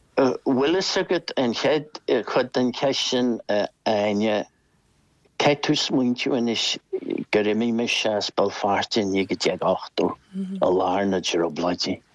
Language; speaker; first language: Irish; non-native, local second language; English